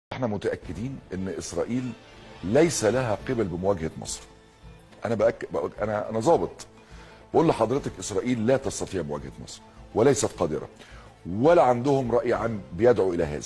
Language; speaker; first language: Arabic; native; Arabic